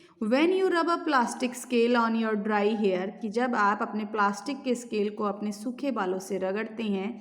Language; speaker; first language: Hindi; native; Hindi